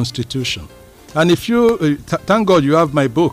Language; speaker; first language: English; non-native, local second language; Yoruba